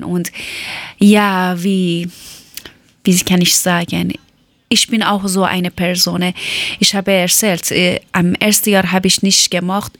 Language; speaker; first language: German; non-native, learner; Persian